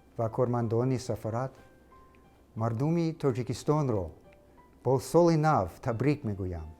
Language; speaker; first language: Tajik; non-native, learner; English